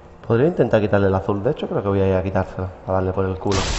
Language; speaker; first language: Spanish; native; Spanish